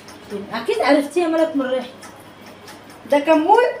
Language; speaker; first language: Arabic; native; Arabic